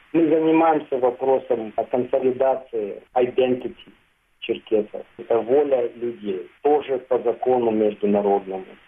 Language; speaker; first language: Russian; non-native, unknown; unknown